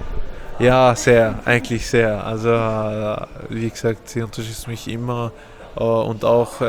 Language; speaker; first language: German; non-native, fluent; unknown